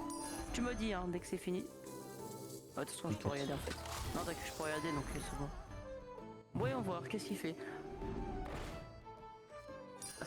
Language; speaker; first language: French; native; French